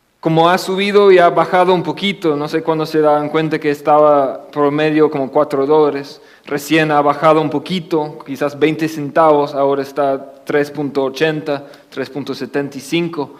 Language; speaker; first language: Spanish; non-native, fluent; English